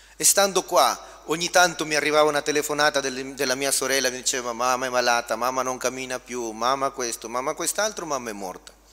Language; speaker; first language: Italian; non-native, fluent; Spanish